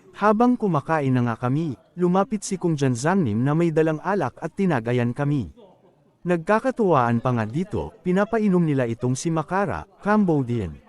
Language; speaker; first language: Filipino; native; Filipino